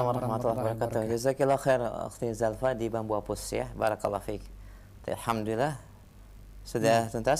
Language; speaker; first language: Indonesian; native; Indonesian